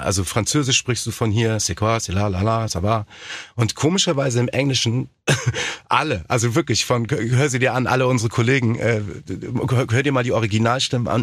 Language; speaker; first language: German; native; German